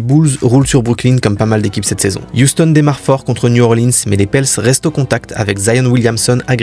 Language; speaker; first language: French; native; French